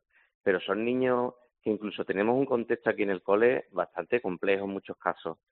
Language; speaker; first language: Spanish; native; Spanish